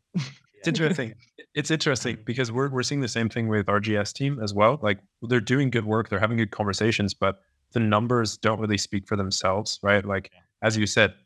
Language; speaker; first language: English; native; English